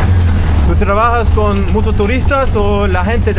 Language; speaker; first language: Spanish; non-native, learner; English